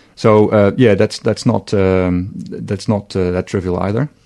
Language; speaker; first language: English; non-native, fluent; Dutch